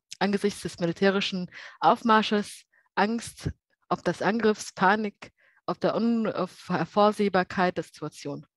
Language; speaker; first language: German; native; German